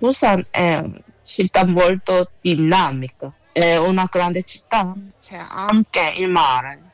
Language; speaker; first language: Italian; non-native, learner; Korean